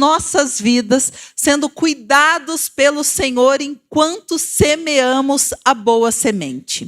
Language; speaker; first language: Portuguese; native; Portuguese